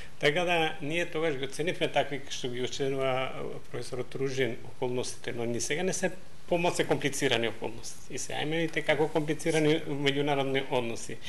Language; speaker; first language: Macedonian; non-native, local second language; Albanian